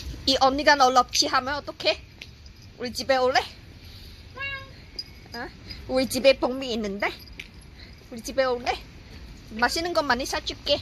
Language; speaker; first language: Korean; non-native, fluent; Cantonese